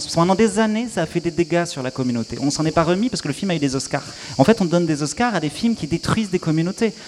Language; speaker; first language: French; native; French